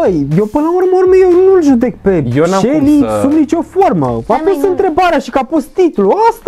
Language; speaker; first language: Romanian; native; Romanian